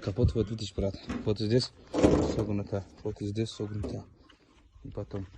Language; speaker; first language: Russian; non-native, learner; Georgian